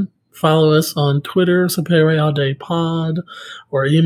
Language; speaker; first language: English; native; English